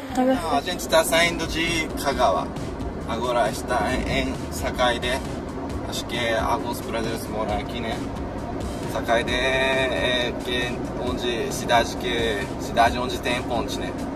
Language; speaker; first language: Portuguese; non-native, fluent; Japanese